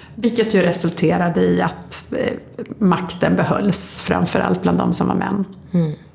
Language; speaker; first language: Swedish; native; Swedish